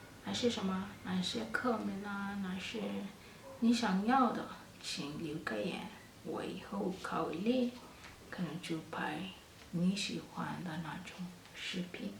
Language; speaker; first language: Chinese; non-native, fluent; Kalenjin